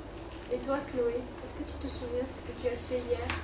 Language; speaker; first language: French; native; French